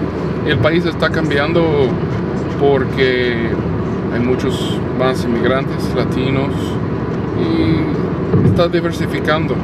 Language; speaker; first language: Spanish; non-native, fluent; English